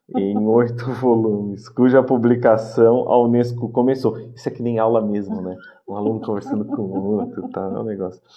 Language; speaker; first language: Portuguese; native; Portuguese